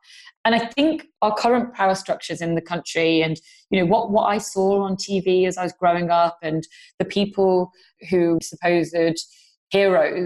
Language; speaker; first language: English; non-native, local second language; Gujarati